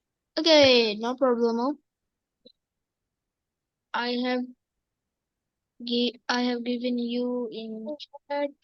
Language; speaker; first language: English; non-native, local second language; Urdu